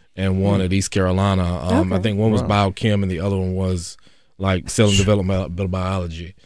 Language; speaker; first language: English; native; English